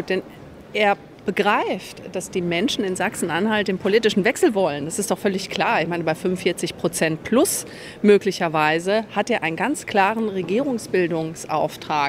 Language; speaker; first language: German; native; German